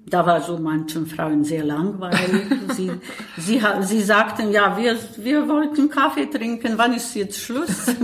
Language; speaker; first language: German; non-native, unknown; Bosnian